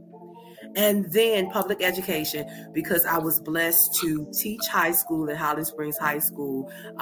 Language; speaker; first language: English; native; English